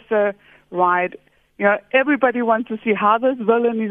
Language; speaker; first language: English; native; English